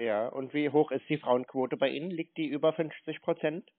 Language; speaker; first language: German; native; German